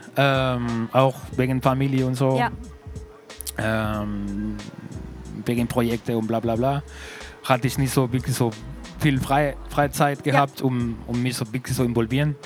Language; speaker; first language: German; non-native, fluent; Spanish